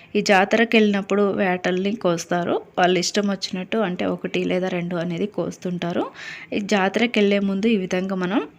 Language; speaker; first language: Telugu; native; Telugu